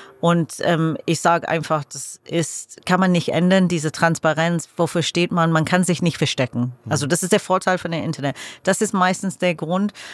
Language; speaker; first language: German; non-native, fluent; English